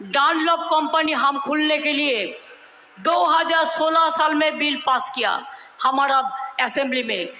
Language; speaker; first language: Hindi; non-native, local second language; Bangla